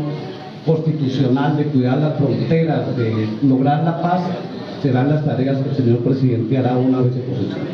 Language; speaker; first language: Spanish; native; Spanish